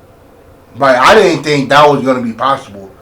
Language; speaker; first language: English; native; English